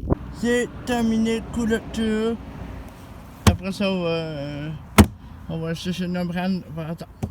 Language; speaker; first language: French; non-native, learner; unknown